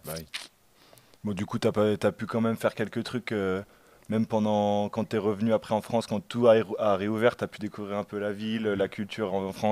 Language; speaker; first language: French; native; French